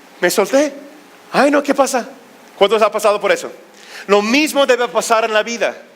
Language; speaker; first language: Spanish; non-native, fluent; English